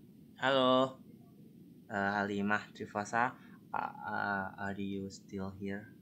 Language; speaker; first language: English; non-native, learner; Indonesian